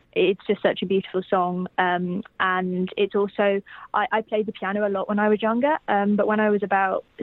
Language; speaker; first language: English; native; English